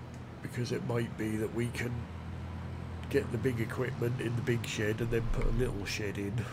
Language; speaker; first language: English; native; English